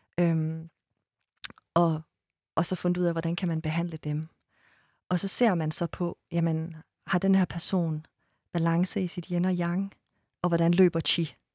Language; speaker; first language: Danish; early bilingual, other home language; Persian